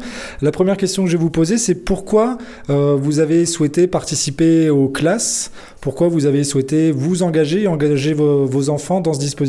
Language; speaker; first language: French; native; French